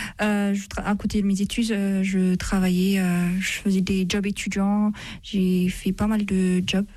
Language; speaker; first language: French; non-native, fluent; Amharic